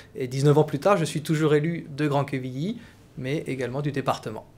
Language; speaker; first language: French; native; French